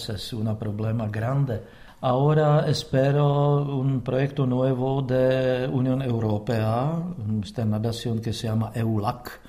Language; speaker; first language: Spanish; non-native, fluent; Czech